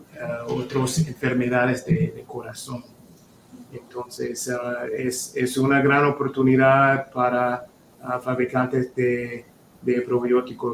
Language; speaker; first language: Spanish; non-native, fluent; English